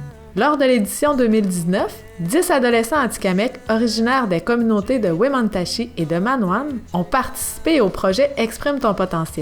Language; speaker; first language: French; native; French